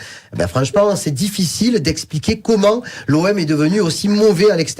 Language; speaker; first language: French; native; French